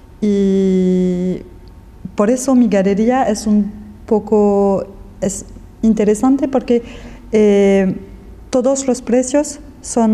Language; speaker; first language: Spanish; non-native, fluent; French